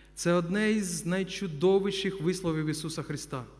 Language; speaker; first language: Ukrainian; non-native, local second language; Russian